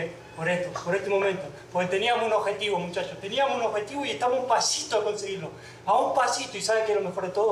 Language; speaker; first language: Spanish; native; Spanish